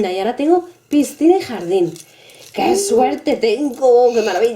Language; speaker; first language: Spanish; native; Spanish